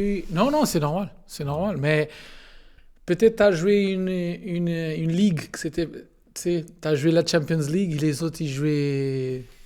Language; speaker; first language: French; non-native, learner; Portuguese